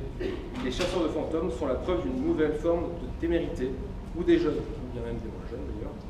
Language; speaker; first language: French; native; French